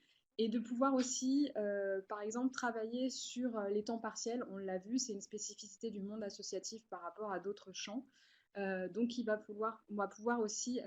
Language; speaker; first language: French; native; French